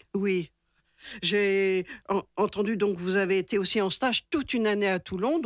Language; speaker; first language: French; native; French